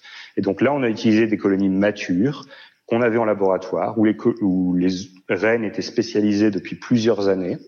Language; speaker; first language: French; native; French